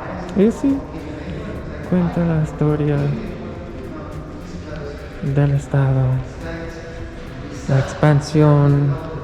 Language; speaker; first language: Spanish; non-native, fluent; English